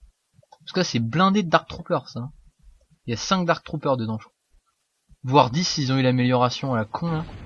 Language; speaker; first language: French; native; French